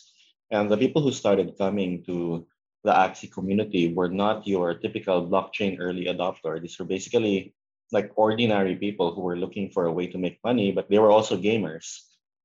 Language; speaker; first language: English; non-native, local second language; Filipino